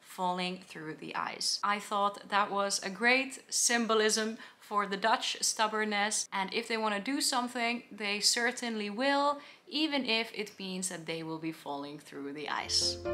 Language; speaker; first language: English; non-native, fluent; Finnish